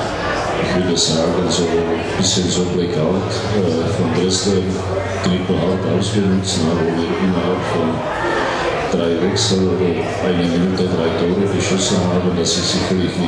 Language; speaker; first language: German; non-native, fluent; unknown